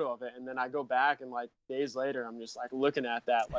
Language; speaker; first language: English; native; English